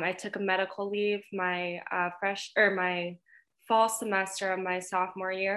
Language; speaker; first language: English; native; English